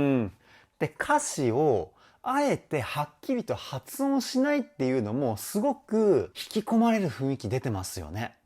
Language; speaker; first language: Japanese; native; Japanese